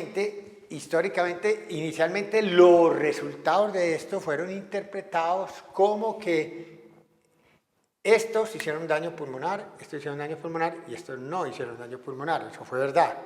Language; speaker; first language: Spanish; native; Spanish